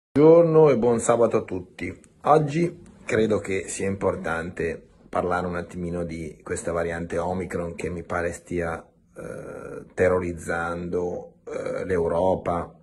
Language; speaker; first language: Italian; native; Italian